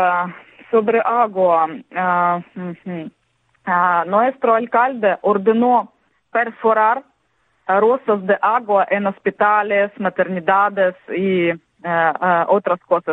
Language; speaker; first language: Spanish; non-native, learner; Ukrainian